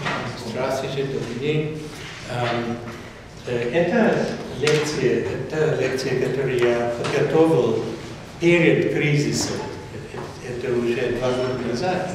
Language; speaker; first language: Russian; non-native, fluent; English